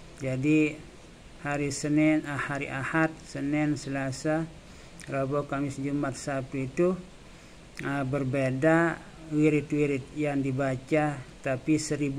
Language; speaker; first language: Indonesian; non-native, local second language; Sasak